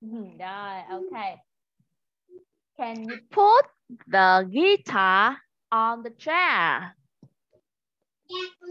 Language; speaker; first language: English; non-native, fluent; Vietnamese